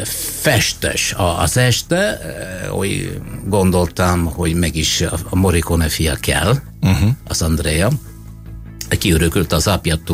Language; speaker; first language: Hungarian; non-native, fluent; Italian